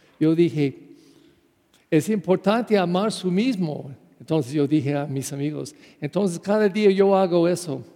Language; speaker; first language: Spanish; non-native, fluent; English